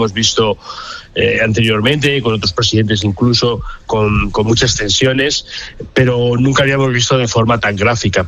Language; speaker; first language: Spanish; native; Spanish